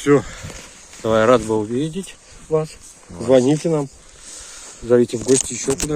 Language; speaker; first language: Russian; native; Russian